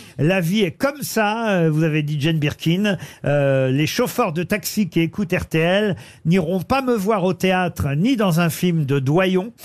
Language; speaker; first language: French; native; French